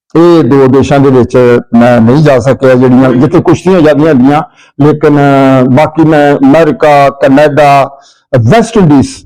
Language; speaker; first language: Punjabi; native; Punjabi